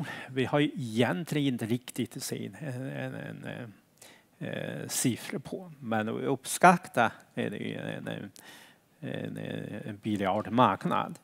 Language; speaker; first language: Swedish; non-native, fluent; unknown